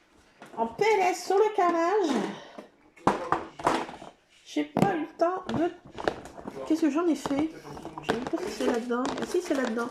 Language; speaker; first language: French; native; French